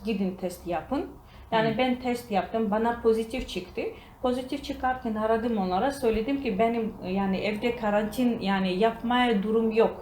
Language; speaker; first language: Turkish; non-native, learner; Georgian